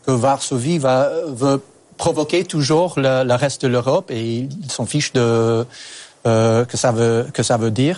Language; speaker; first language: French; non-native, fluent; English